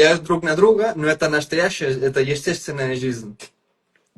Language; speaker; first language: Russian; non-native, fluent; Catalan